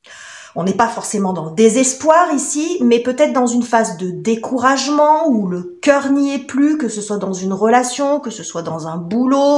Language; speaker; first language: French; native; French